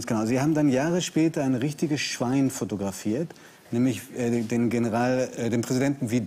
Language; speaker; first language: German; native; German